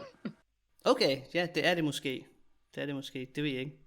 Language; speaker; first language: Danish; native; Danish